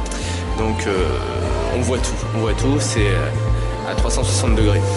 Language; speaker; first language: French; native; French